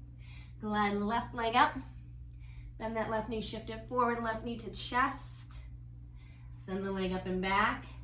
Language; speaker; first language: English; native; English